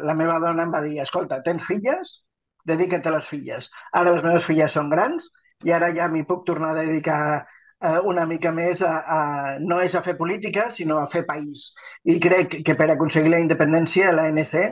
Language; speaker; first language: Catalan; native; Catalan